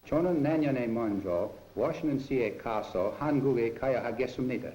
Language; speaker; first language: Korean; non-native, learner; English